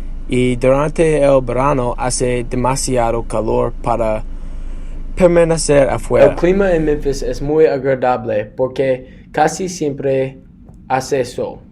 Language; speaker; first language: Spanish; non-native, learner; English